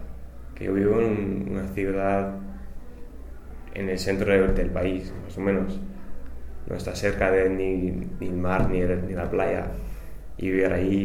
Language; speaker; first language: Spanish; non-native, fluent; English